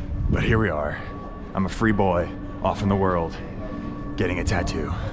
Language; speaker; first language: English; native; English